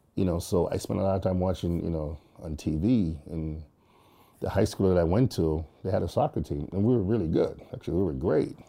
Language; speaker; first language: English; early bilingual, other home language; Jamaican Creole English